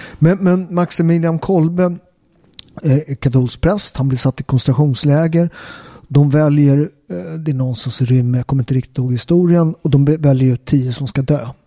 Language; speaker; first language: Swedish; early bilingual, other home language; Italian